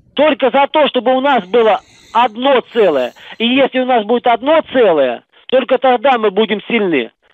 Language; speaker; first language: Russian; native; Russian